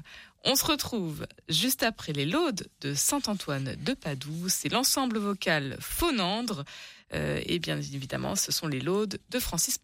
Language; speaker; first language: French; native; French